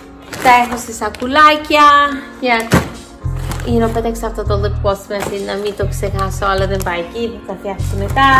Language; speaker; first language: Greek; early bilingual, heritage; English